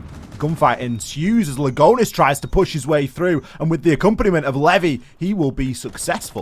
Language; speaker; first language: English; native; English